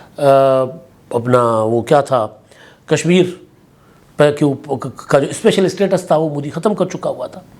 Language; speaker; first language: Urdu; non-native, local second language; Sindhi